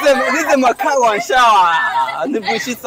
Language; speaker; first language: Chinese; non-native, learner; Rundi